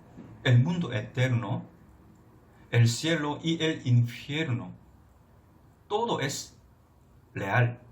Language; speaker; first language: Spanish; non-native, fluent; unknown